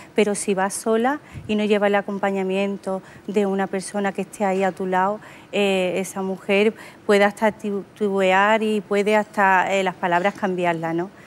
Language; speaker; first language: Spanish; native; Spanish